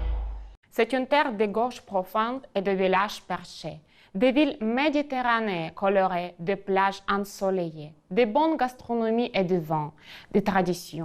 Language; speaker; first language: French; non-native, fluent; Ukrainian